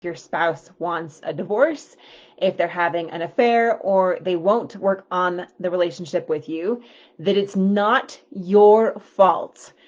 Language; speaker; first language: English; native; English